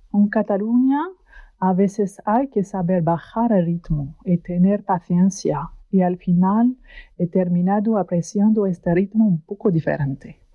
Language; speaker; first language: Spanish; non-native, fluent; French